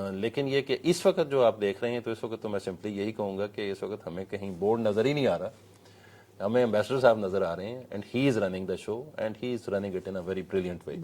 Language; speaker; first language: Urdu; non-native, local second language; Punjabi